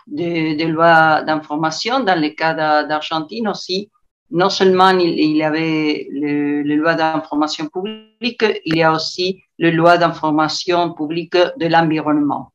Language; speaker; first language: French; non-native, learner; Spanish